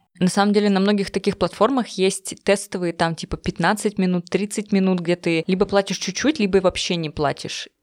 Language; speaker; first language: Russian; native; Russian